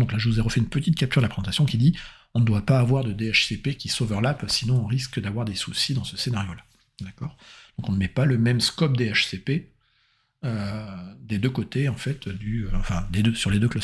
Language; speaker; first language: French; native; French